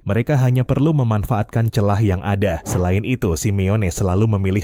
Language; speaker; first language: Indonesian; native; Indonesian